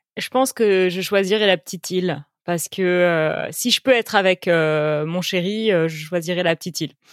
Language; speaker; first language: French; native; French